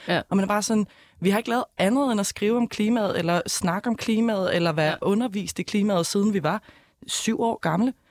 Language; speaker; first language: Danish; native; Danish